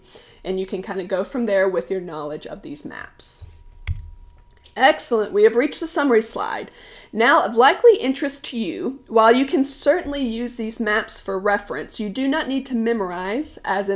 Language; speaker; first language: English; native; English